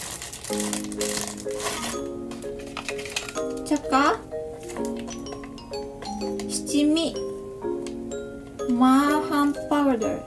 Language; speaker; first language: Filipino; non-native, learner; Japanese